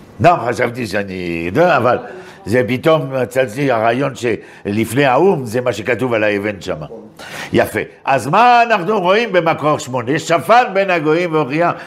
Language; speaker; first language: Hebrew; non-native, fluent; French